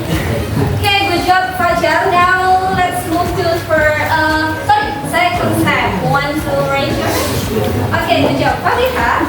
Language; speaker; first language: English; non-native, learner; Indonesian